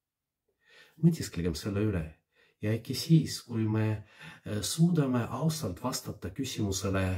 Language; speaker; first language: Estonian; non-native, fluent; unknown